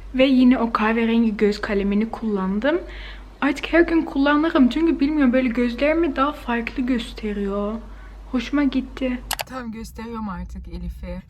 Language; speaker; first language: Turkish; native; Turkish